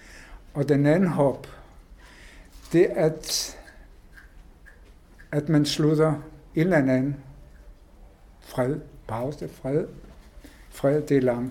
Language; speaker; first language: Danish; non-native, fluent; Hebrew